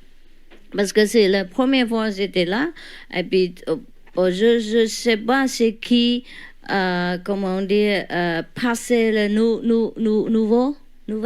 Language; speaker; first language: French; non-native, learner; Vietnamese